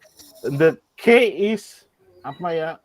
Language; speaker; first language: English; non-native, local second language; Indonesian